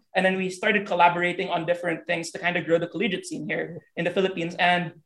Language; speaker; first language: English; non-native, local second language; Hiligaynon